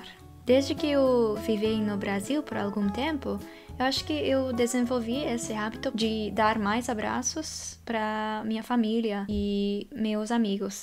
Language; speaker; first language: Portuguese; non-native, fluent; Dutch